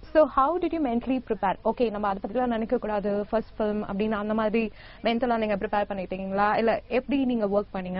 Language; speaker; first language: Tamil; native; Tamil